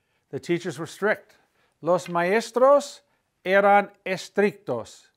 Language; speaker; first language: English; native; English